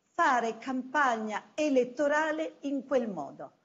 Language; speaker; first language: Italian; native; Italian